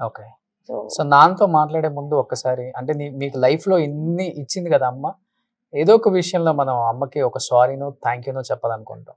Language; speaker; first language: Telugu; native; Telugu